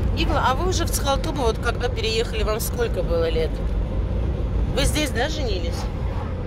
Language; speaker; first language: Russian; native; Russian